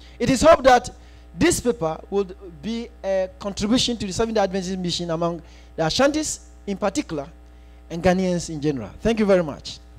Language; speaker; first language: English; non-native, local second language; Akan